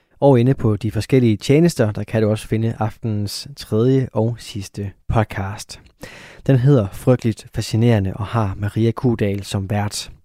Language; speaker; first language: Danish; native; Danish